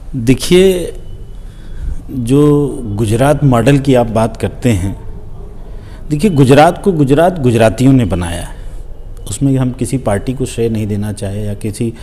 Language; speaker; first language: Hindi; native; Hindi